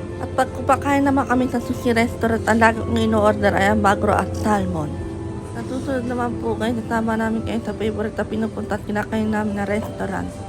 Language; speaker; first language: Filipino; native; Filipino